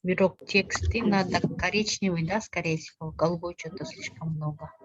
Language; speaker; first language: Russian; non-native, local second language; Kyrgyz